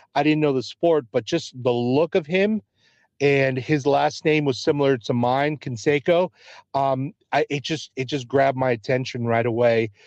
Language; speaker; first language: English; early bilingual, other home language; Spanish